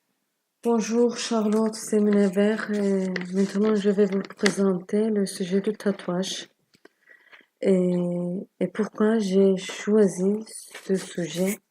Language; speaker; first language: French; non-native, learner; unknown